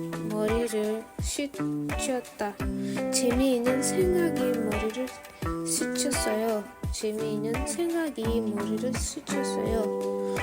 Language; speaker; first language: Korean; non-native, learner; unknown